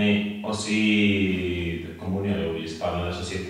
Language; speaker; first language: French; non-native, learner; Spanish